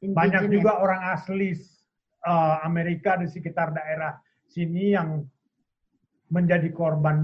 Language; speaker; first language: Indonesian; native; Indonesian